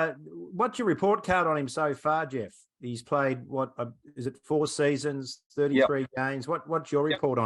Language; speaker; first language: English; native; English